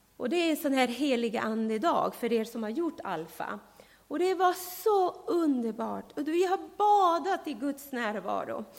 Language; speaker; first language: Swedish; non-native, fluent; Spanish